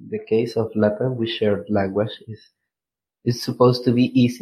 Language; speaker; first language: English; non-native, learner; Spanish